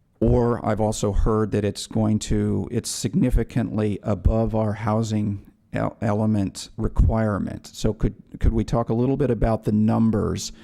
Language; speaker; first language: English; native; English